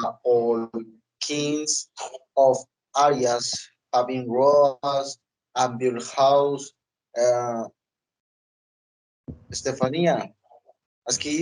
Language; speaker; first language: English; non-native, learner; Spanish